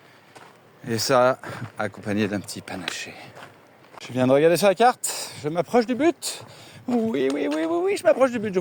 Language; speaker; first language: French; native; French